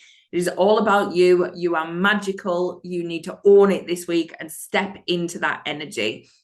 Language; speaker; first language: English; native; English